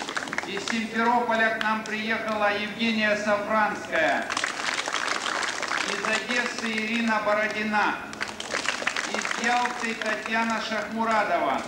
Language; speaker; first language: Russian; native; Russian